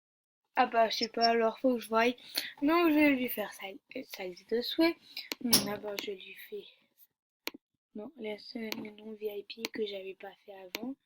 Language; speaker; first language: French; native; French